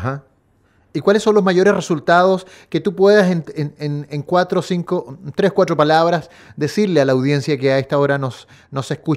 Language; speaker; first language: Spanish; native; Spanish